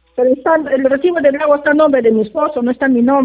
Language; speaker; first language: Spanish; native; Spanish